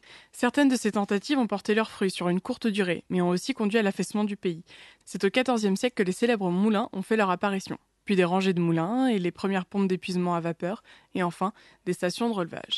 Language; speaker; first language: French; native; French